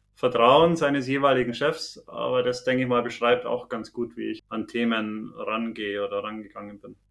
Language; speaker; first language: German; native; German